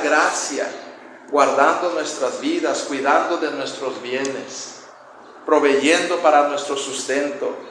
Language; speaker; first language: Spanish; native; Spanish